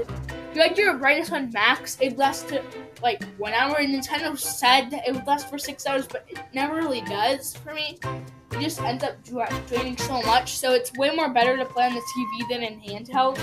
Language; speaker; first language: English; native; English